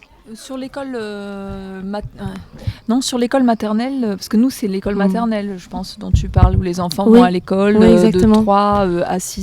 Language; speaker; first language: French; native; French